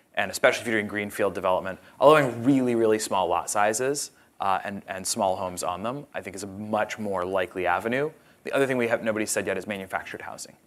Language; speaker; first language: English; native; English